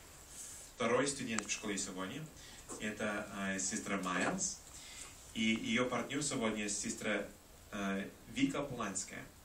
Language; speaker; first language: Russian; non-native, learner; English